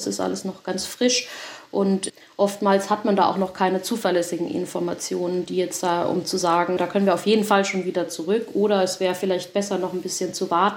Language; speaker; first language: German; native; German